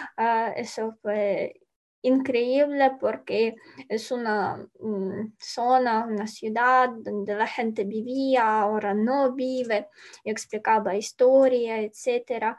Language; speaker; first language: Spanish; non-native, learner; Ukrainian